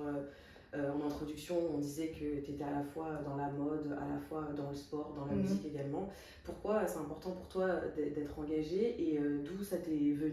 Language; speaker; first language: French; native; French